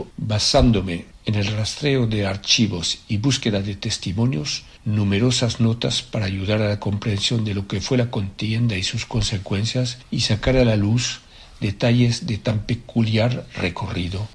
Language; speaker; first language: Spanish; native; Spanish